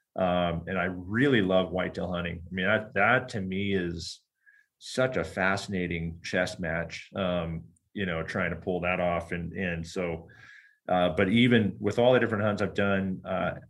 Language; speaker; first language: English; native; English